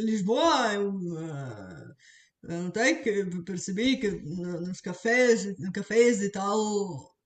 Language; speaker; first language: Portuguese; non-native, learner; Bulgarian